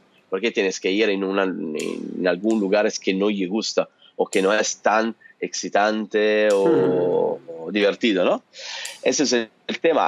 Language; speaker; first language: Spanish; non-native, fluent; Italian